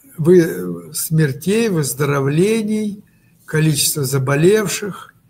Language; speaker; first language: Russian; native; Russian